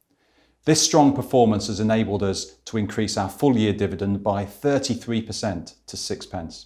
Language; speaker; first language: English; native; English